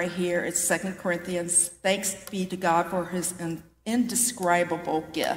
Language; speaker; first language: English; native; English